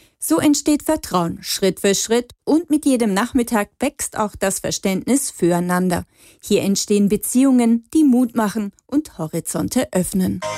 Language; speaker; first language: German; native; German